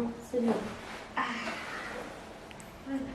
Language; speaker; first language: French; native; French